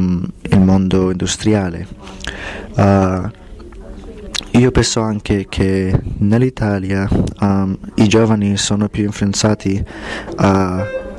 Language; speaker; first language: Italian; non-native, learner; English